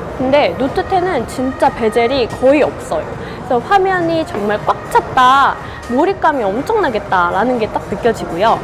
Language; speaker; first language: Korean; native; Korean